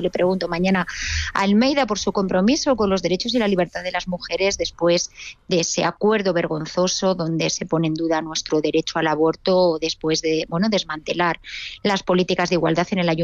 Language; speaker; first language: Spanish; native; Spanish